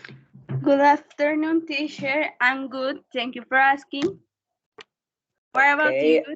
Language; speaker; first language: English; non-native, fluent; Spanish